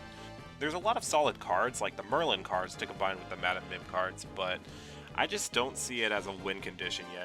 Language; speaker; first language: English; native; English